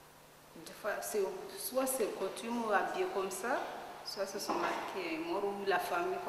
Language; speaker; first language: French; non-native, learner; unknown